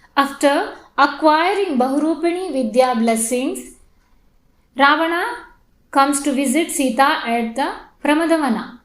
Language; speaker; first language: English; non-native, local second language; Kannada